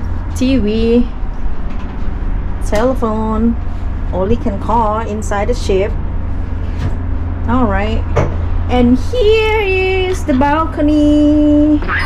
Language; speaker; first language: English; non-native, fluent; Thai